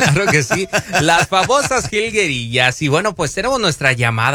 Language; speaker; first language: Spanish; native; Spanish